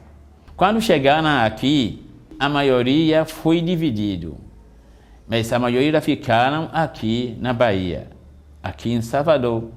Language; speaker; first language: Portuguese; non-native, fluent; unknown